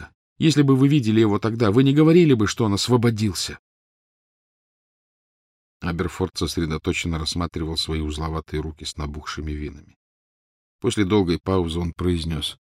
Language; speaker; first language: Russian; native; Russian